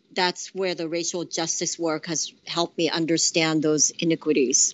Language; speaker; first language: English; non-native, fluent; Japanese